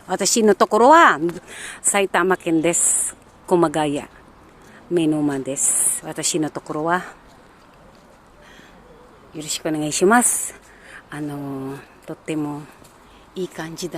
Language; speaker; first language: Japanese; non-native, learner; Filipino